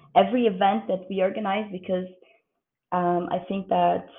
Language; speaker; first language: English; non-native, fluent; Portuguese